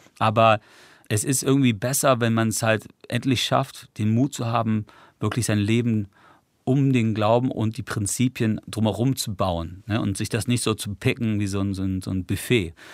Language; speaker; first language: German; early bilingual, other home language; English